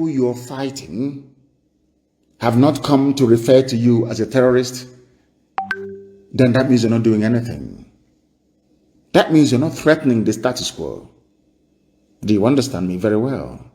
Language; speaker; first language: English; non-native, local second language; Igbo